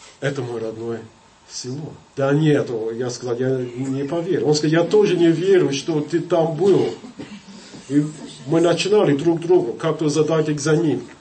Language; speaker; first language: Russian; non-native, fluent; English